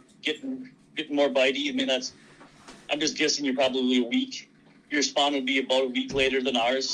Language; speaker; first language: English; native; English